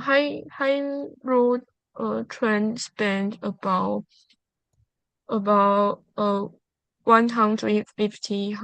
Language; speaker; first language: English; non-native, learner; Chinese